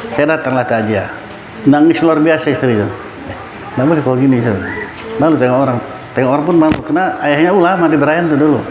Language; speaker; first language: Indonesian; non-native, local second language; Minangkabau